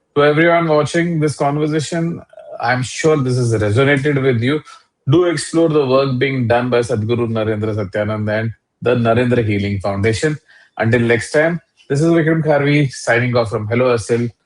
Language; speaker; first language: English; non-native, local second language; Hindi